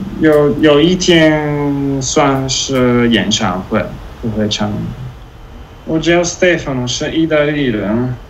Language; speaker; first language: Chinese; non-native, learner; Italian